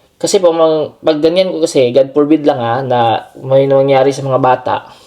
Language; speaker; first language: Filipino; non-native, local second language; Cebuano